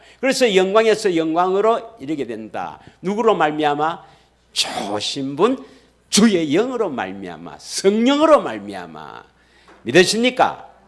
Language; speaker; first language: Korean; native; Korean